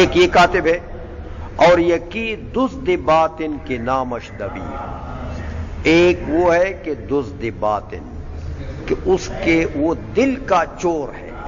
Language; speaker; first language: Urdu; non-native, local second language; Pashto